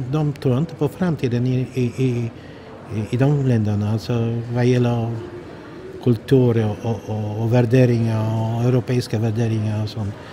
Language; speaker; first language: Swedish; non-native, fluent; Polish